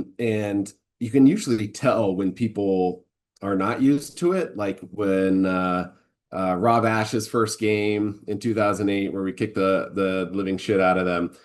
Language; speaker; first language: English; native; English